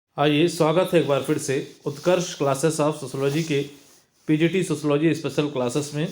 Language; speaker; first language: Hindi; native; Hindi